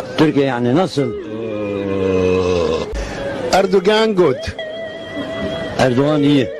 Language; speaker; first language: Turkish; non-native, learner; Arabic